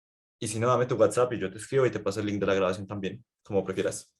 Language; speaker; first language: Spanish; native; Spanish